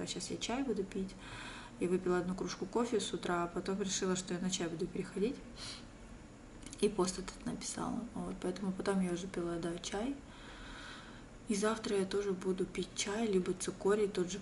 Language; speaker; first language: Russian; native; Russian